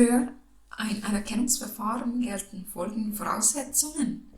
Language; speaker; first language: German; non-native, local second language; Filipino